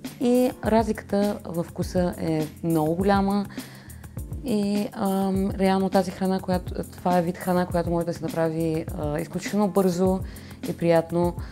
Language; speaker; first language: Bulgarian; early bilingual, other home language; Arabic